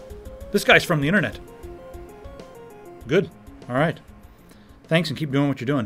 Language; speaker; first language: English; native; English